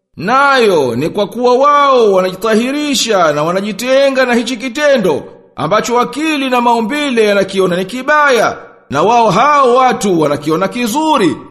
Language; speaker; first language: Swahili; native; Swahili